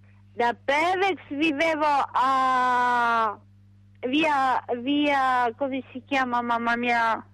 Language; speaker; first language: Italian; non-native, local second language; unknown